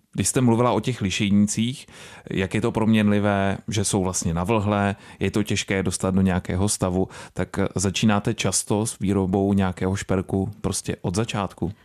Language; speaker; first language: Czech; native; Czech